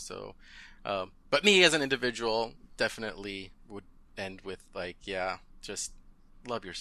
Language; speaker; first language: English; early bilingual, other home language; Spanish